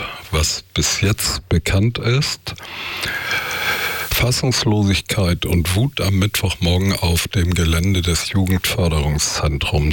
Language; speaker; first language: German; native; German